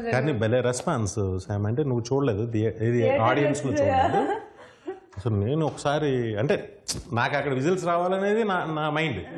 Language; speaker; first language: Telugu; native; Telugu